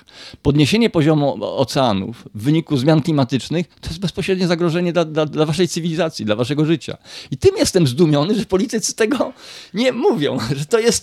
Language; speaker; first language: Polish; native; Polish